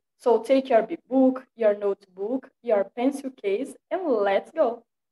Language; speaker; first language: English; non-native, fluent; Portuguese